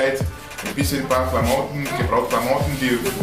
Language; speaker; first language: German; non-native, learner; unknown